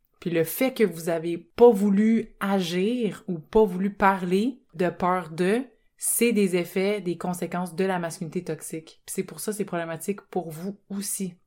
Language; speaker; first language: French; native; French